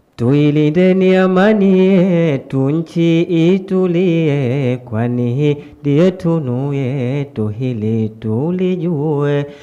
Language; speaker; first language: Swahili; native; Swahili